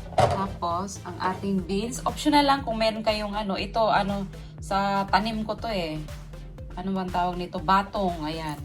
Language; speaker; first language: Filipino; non-native, local second language; Cebuano